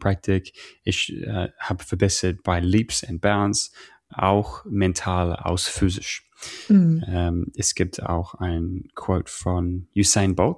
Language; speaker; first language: German; non-native, learner; English